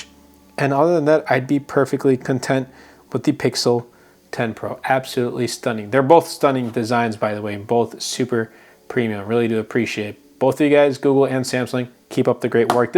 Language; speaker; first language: English; native; English